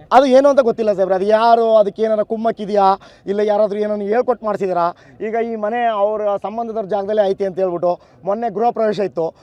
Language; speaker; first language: Kannada; native; Kannada